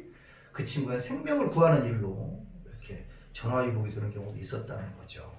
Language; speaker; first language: Korean; native; Korean